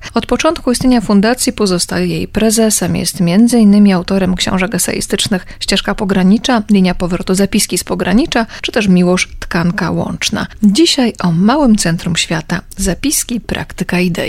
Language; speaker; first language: Polish; native; Polish